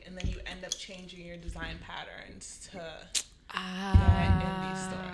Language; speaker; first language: English; native; English